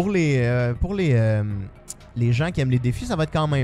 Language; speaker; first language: French; native; French